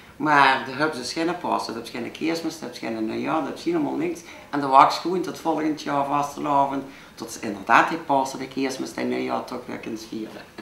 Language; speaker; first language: Dutch; non-native, local second language; Limburgish